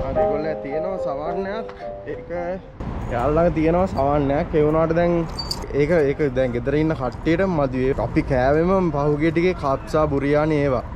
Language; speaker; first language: Sinhala; native; Sinhala